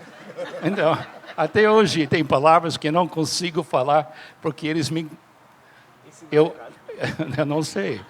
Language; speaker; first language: Portuguese; non-native, fluent; English